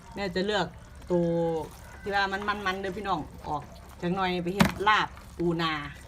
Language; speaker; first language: Thai; native; Thai